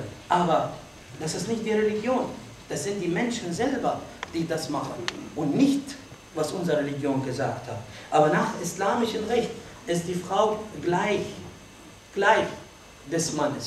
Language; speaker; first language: German; non-native, fluent; Arabic